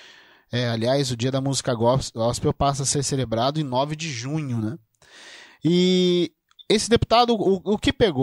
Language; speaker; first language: Portuguese; native; Portuguese